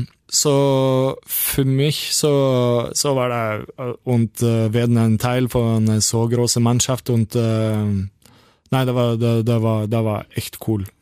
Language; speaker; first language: German; non-native, learner; Norwegian